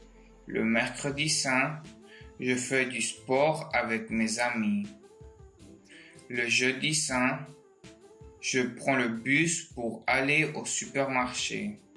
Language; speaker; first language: French; non-native, learner; Spanish